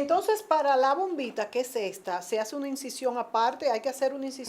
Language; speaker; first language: Spanish; native; Spanish